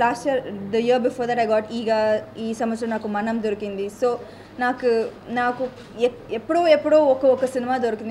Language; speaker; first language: Telugu; non-native, local second language; Tamil